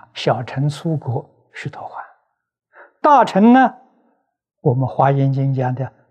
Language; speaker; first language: Chinese; native; Chinese